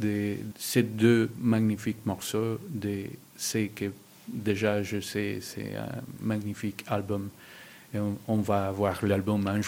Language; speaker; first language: French; non-native, learner; Spanish